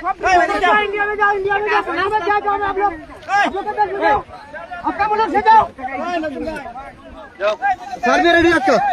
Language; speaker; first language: Hindi; non-native, learner; Bangla